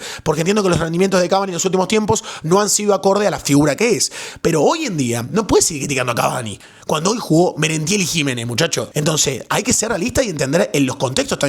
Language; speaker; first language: Spanish; native; Spanish